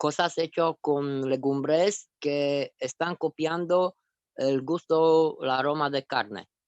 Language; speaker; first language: Spanish; non-native, fluent; Romanian